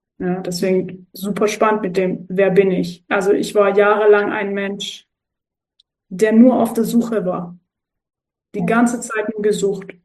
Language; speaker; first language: German; early bilingual, other home language; Turkish